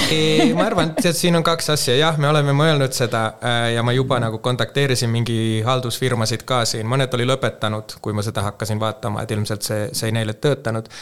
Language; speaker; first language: Estonian; non-native, fluent; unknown